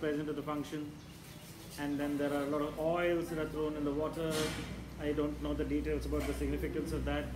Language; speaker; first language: English; non-native, local second language; Konkani